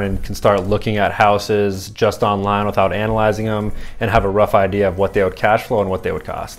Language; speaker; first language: English; native; English